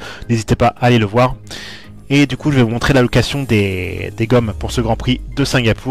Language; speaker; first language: French; native; French